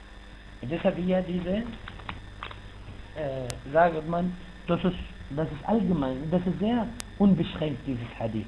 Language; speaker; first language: German; non-native, fluent; Arabic